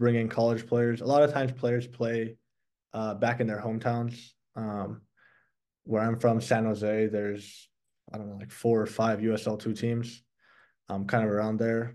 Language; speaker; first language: English; early bilingual, other home language; Persian